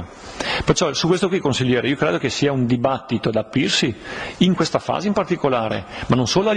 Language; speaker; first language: Italian; native; Italian